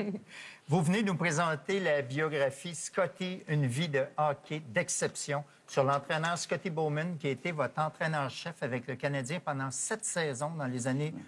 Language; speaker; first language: French; native; French